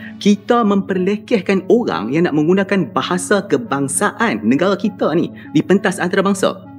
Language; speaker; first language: Malay; native; Malay